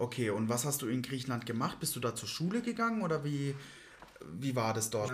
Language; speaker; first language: German; native; German